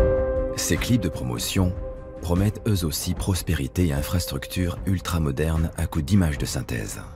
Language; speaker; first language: French; native; French